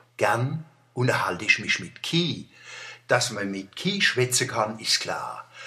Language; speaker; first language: German; native; German